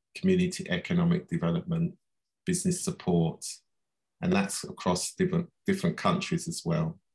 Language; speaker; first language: English; native; English